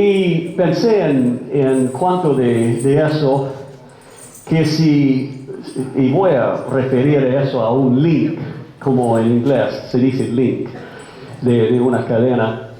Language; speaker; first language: Spanish; non-native, fluent; English